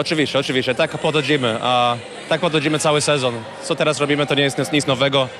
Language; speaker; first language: Polish; early bilingual, heritage; English